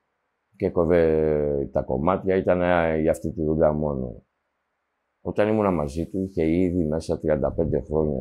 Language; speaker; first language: Greek; early bilingual, heritage; Greek